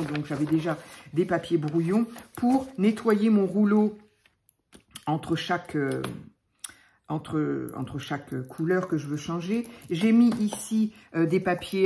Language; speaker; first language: French; native; French